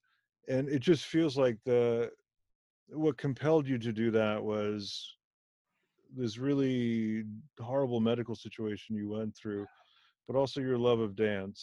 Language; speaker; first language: English; non-native, fluent; Hindi